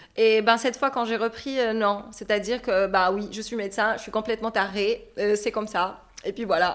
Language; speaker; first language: French; non-native, local second language; Arabic